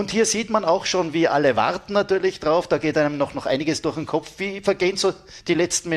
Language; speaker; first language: German; native; German